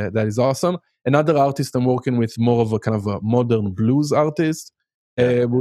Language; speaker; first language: English; non-native, fluent; Hebrew